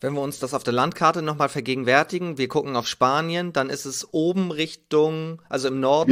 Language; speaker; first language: German; native; German